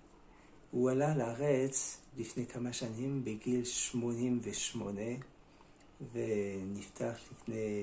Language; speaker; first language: Hebrew; non-native, fluent; French